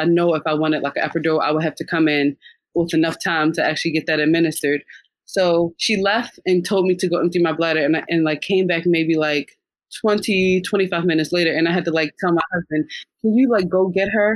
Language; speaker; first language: English; native; English